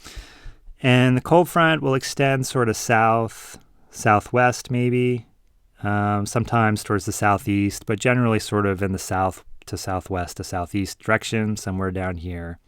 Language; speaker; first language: English; native; English